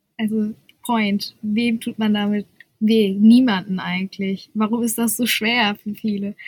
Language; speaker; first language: German; early bilingual, other home language; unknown